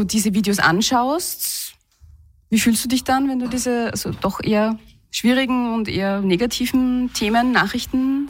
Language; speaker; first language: German; native; German